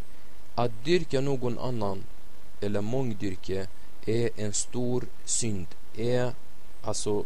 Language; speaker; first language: Swedish; non-native, fluent; Arabic